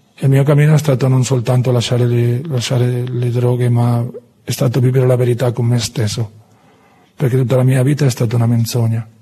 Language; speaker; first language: Italian; non-native, fluent; Spanish